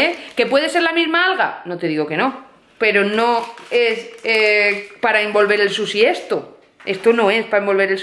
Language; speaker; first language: Spanish; native; Spanish